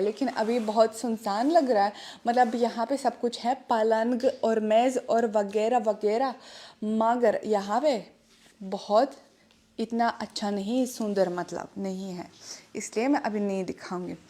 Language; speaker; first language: Hindi; non-native, fluent; Russian